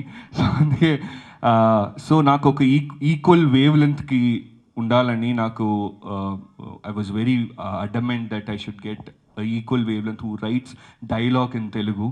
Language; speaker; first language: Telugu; early bilingual, heritage; Telugu